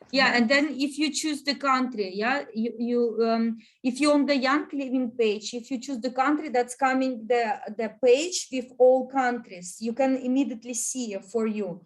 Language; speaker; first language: English; non-native, learner; Russian